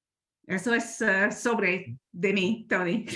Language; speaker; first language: Spanish; non-native, learner; English